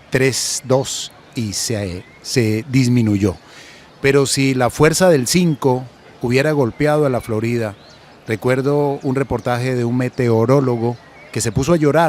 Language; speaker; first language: Spanish; native; Spanish